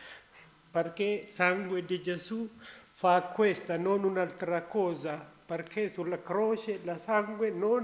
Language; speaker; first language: Italian; non-native, learner; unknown